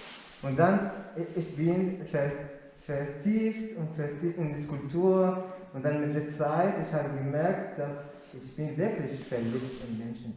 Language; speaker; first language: German; non-native, learner; Arabic